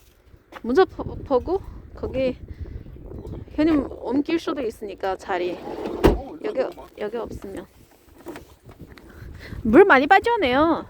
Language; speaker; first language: Korean; non-native, fluent; Chinese